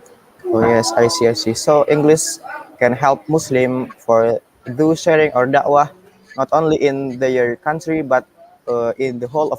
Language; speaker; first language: English; non-native, learner; Indonesian